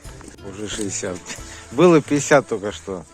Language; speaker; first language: Russian; native; Russian